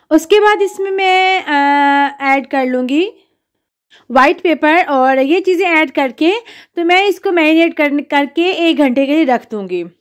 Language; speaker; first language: Urdu; native; Urdu